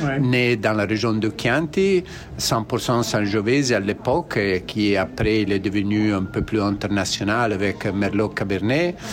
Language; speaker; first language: French; non-native, learner; Italian